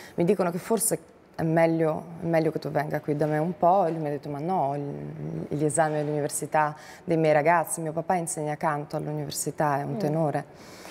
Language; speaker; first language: Italian; non-native, fluent; Ukrainian